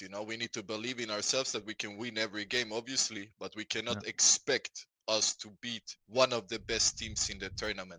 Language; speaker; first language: English; non-native, fluent; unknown